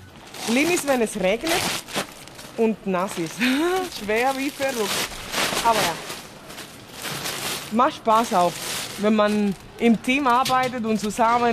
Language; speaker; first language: German; non-native, fluent; Spanish